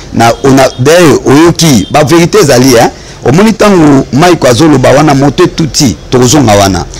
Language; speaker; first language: Lingala; native; Lingala